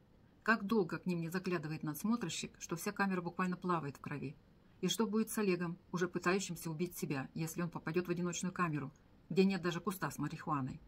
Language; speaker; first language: Russian; native; Russian